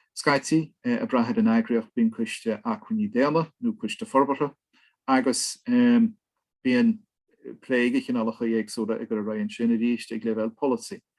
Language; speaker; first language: Irish; native; Irish